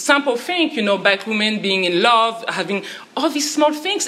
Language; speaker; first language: English; non-native, fluent; French